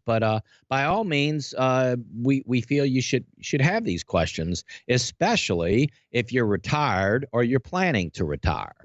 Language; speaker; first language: English; native; English